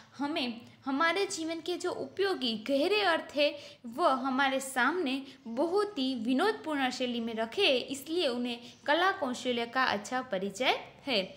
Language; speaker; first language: Hindi; non-native, local second language; Gujarati